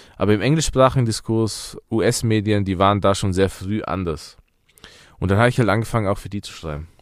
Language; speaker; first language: German; early bilingual, other home language; Persian